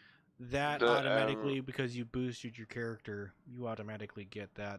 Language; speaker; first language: English; native; English